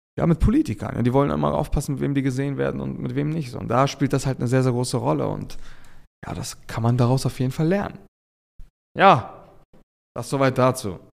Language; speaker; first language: German; early bilingual, other home language; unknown